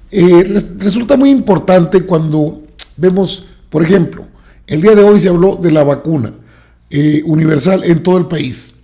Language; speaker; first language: Spanish; native; Spanish